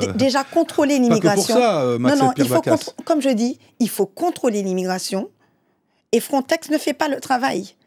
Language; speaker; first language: French; native; French